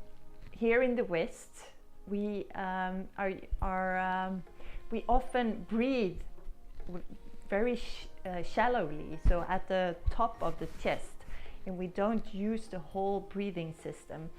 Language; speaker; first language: English; non-native, fluent; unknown